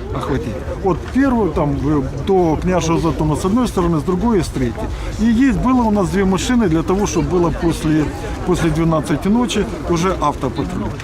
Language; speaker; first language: Russian; native; Russian